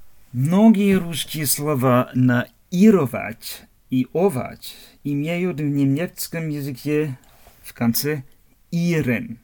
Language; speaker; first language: Russian; non-native, fluent; German